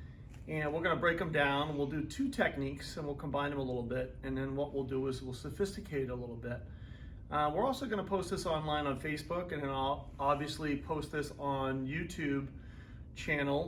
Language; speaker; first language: English; native; English